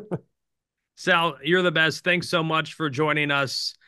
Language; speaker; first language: English; native; English